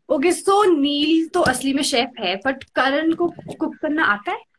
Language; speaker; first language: Hindi; native; Hindi